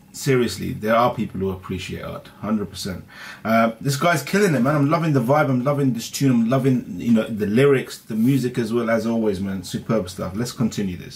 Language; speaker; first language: English; early bilingual, other home language; Urdu